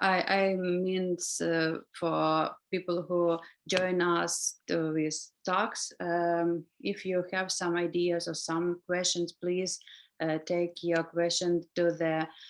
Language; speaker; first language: English; non-native, learner; Ukrainian